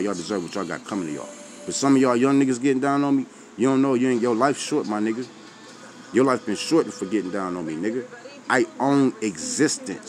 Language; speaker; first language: English; native; English